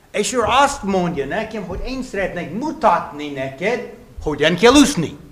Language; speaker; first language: Hungarian; non-native, fluent; English